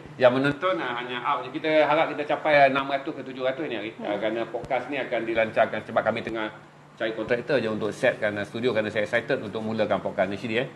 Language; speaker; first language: Malay; native; Malay